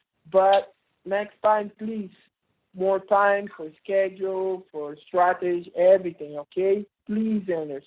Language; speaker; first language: English; non-native, learner; Portuguese